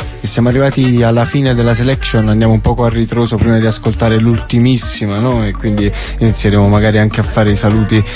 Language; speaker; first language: Italian; native; Italian